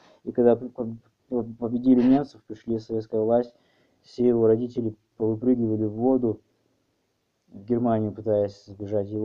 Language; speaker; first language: Russian; native; Russian